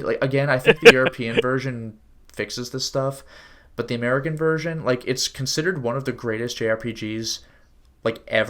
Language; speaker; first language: English; native; English